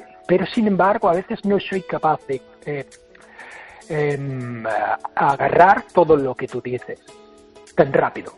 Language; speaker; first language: Spanish; non-native, fluent; English